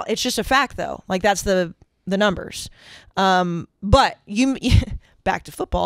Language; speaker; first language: English; native; English